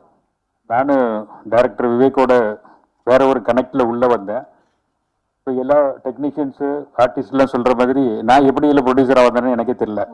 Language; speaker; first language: Tamil; non-native, fluent; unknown